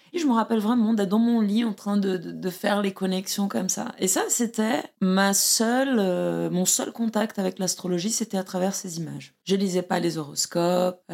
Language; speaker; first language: French; non-native, fluent; Portuguese